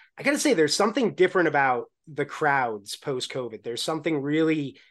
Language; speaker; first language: English; native; English